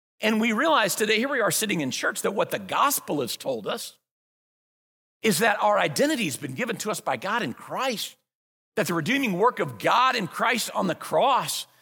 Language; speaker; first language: English; native; English